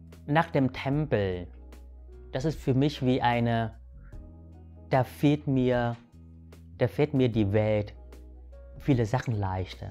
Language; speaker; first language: German; early bilingual, other home language; Vietnamese